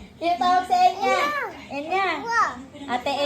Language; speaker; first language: Filipino; native; Filipino